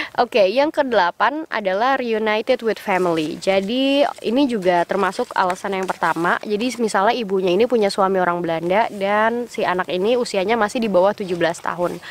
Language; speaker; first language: Indonesian; native; Indonesian